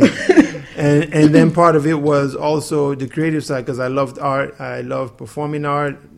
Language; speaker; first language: English; non-native, local second language; Yoruba